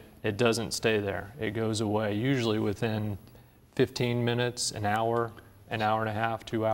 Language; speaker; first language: English; native; English